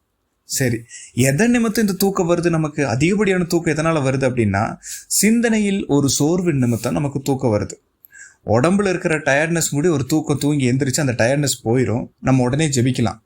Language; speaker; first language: Tamil; native; Tamil